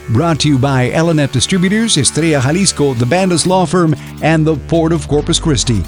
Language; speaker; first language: English; early bilingual, other home language; Spanish